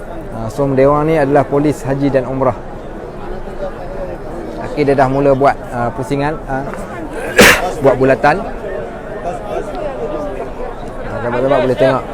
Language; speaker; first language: Malay; native; Malay